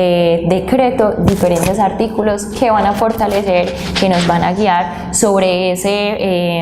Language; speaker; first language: Spanish; native; Spanish